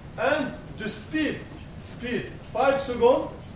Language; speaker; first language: English; non-native, learner; Arabic